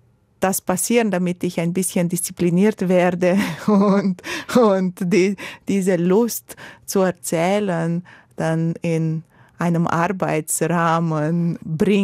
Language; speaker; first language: German; non-native, local second language; Romanian